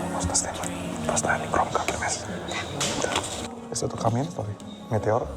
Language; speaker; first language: Russian; non-native, learner; Indonesian